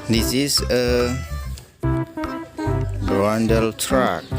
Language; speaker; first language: English; non-native, learner; Indonesian